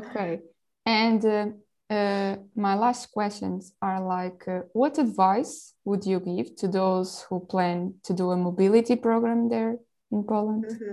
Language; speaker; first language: English; non-native, local second language; Portuguese